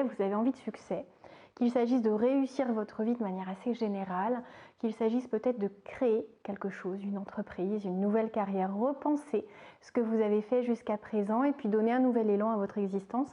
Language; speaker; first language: French; native; French